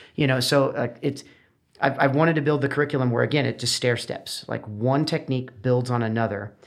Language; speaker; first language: English; native; English